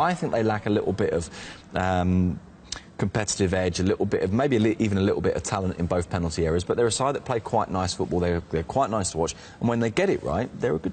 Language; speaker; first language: English; native; English